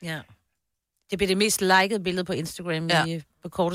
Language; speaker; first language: Danish; native; Danish